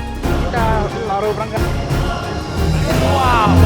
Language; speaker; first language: Indonesian; non-native, learner; English